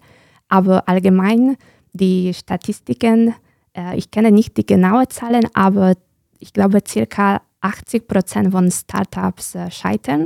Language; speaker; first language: German; non-native, fluent; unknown